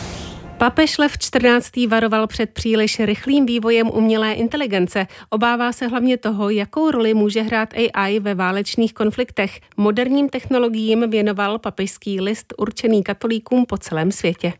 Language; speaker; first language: Czech; native; Czech